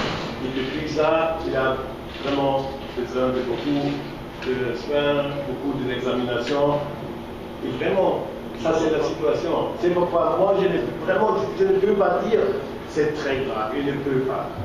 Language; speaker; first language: French; non-native, fluent; German